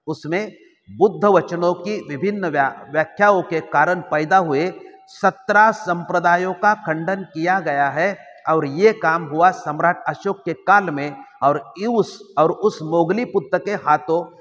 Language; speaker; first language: Hindi; non-native, local second language; Marathi